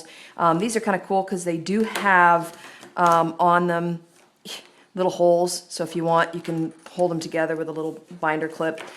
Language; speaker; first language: English; native; English